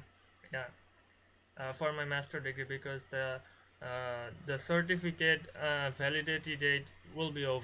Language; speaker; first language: English; non-native, learner; Bangla